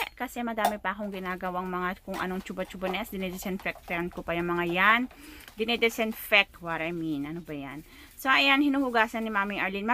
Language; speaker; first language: Filipino; non-native, local second language; Iloko